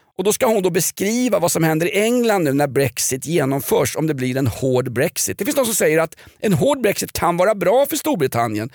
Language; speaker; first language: Swedish; native; Swedish